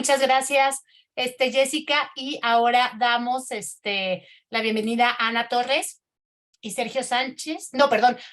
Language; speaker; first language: Spanish; native; Spanish